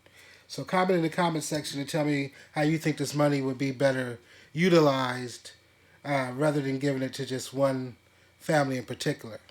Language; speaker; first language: English; native; English